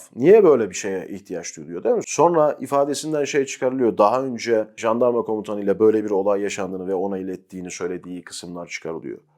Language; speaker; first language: Turkish; native; Turkish